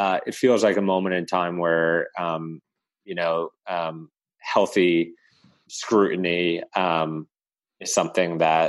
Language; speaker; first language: English; native; English